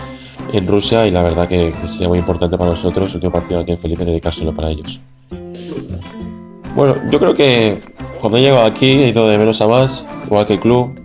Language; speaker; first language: Spanish; native; Spanish